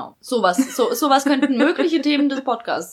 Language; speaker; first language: German; early bilingual, other home language; Polish